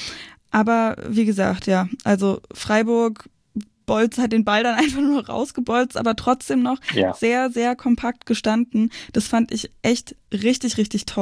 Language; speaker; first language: German; native; German